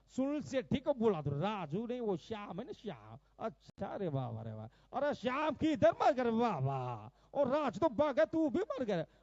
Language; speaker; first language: Hindi; non-native, local second language; Gujarati